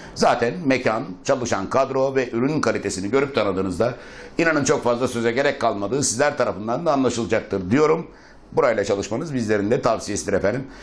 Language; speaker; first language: Turkish; native; Turkish